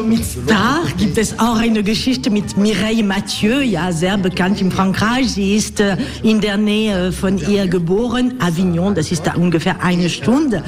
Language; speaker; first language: German; non-native, learner; French